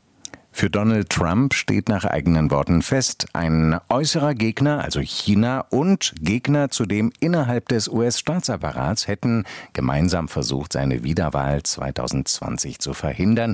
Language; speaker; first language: German; native; German